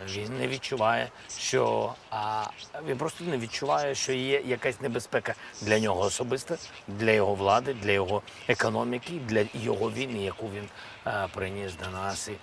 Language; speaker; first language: Ukrainian; non-native, local second language; Russian